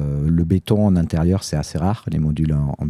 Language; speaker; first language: French; native; French